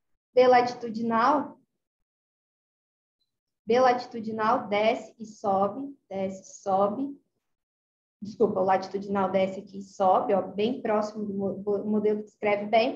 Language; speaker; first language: Portuguese; native; Portuguese